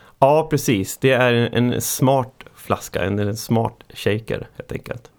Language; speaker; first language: Swedish; native; Swedish